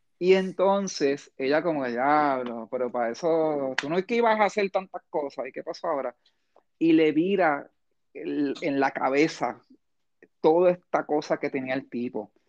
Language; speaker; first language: Spanish; early bilingual, heritage; Spanish